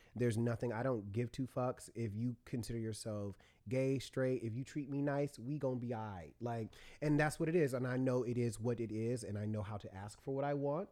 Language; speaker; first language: English; native; English